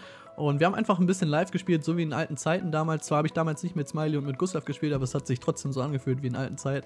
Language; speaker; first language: German; native; German